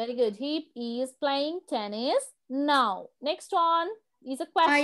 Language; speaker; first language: English; non-native, local second language; Sinhala